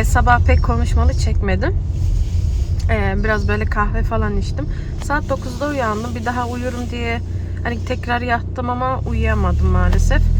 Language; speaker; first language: Turkish; early bilingual, heritage; Turkish